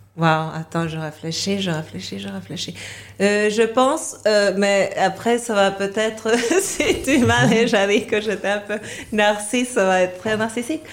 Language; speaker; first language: French; non-native, fluent; Spanish